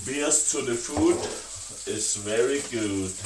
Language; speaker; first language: English; non-native, learner; Danish